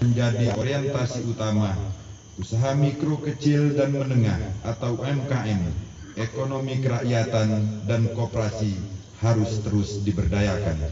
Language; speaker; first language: Indonesian; native; Indonesian